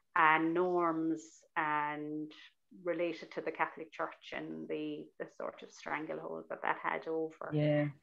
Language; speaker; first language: English; native; English